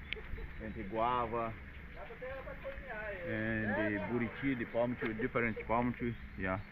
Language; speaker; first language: English; non-native, learner; Portuguese